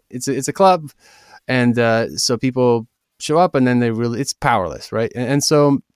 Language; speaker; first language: English; early bilingual, other home language; Ukrainian